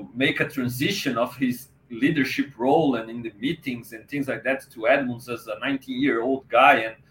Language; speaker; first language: English; non-native, fluent; Portuguese